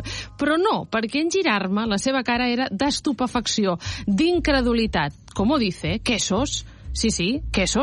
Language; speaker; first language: Catalan; native; Catalan